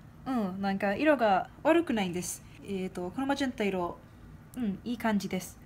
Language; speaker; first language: Japanese; non-native, fluent; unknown